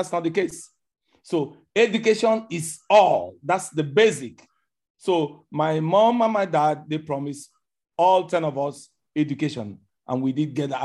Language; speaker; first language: English; non-native, local second language; Igbo